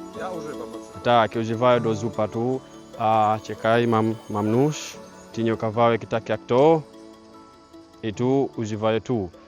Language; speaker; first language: Polish; non-native, learner; Swahili